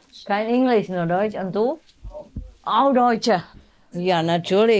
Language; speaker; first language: German; non-native, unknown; Vietnamese